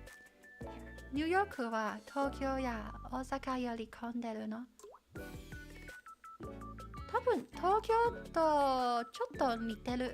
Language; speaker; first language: Japanese; non-native, learner; Chinese